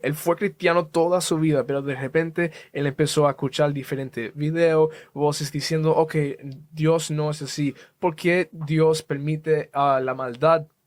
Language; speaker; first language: Spanish; early bilingual, heritage; Spanish